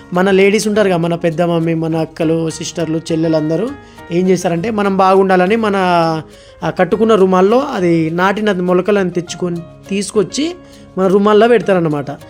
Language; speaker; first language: Telugu; non-native, local second language; Lambadi